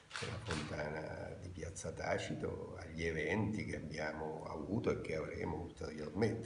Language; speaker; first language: Italian; native; Italian